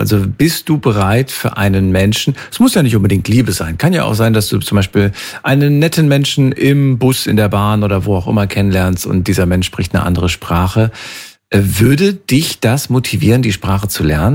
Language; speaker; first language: German; native; German